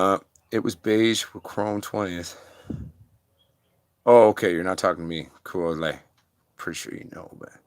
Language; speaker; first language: English; native; English